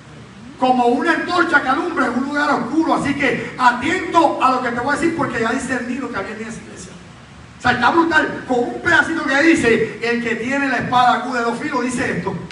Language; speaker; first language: Spanish; native; Spanish